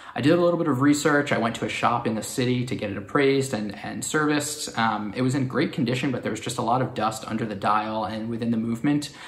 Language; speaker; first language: English; native; English